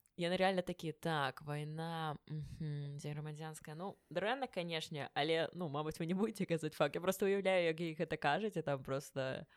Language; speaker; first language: Belarusian; non-native, local second language; Russian